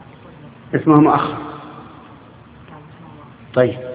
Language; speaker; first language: Arabic; native; Arabic